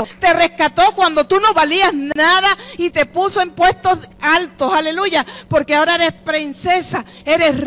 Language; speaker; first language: Spanish; native; Spanish